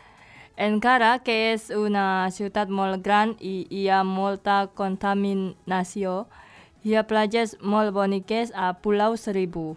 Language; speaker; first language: Catalan; non-native, fluent; Indonesian